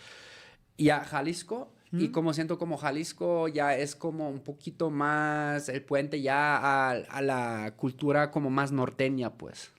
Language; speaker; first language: Spanish; native; Spanish